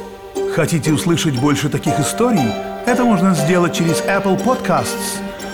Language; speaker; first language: Russian; native; Russian